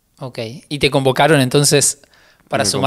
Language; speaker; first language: Spanish; native; Spanish